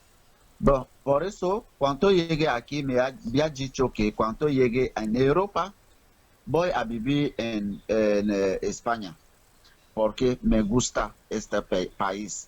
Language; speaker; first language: Spanish; non-native, learner; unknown